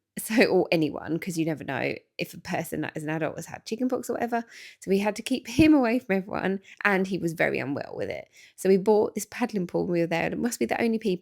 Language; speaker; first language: English; native; English